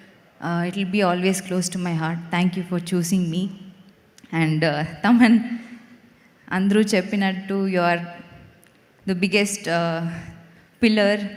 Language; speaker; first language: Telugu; non-native, learner; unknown